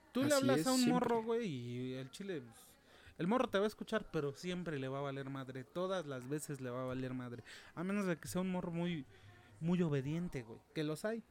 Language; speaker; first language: Spanish; native; Spanish